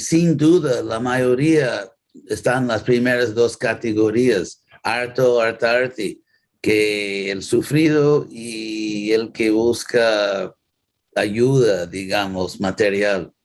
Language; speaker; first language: Spanish; non-native, fluent; English